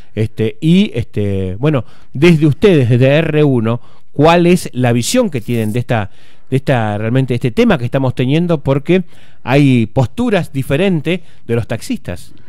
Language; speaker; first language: Spanish; native; Spanish